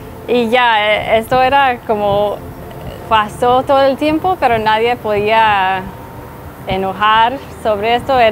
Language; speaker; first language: Spanish; non-native, fluent; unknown